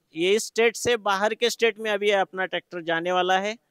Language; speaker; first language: Hindi; non-native, local second language; Marathi